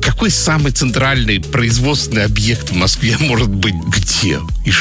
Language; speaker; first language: Russian; native; Russian